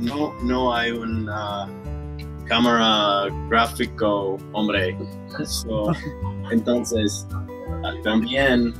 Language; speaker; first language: Spanish; non-native, learner; English